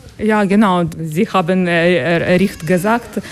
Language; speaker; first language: German; non-native, learner; Ukrainian